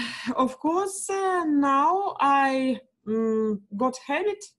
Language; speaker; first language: English; non-native, learner; Russian